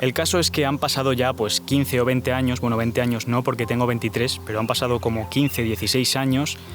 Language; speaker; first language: Spanish; native; Spanish